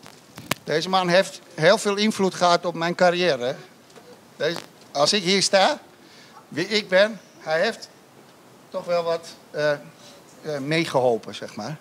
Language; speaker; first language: Dutch; non-native, fluent; Armenian